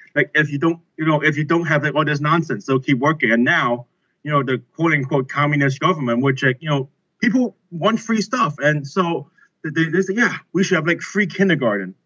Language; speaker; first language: English; non-native, local second language; Cantonese